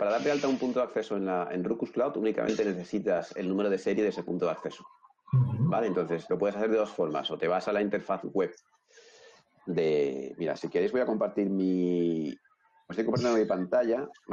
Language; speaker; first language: Spanish; native; Spanish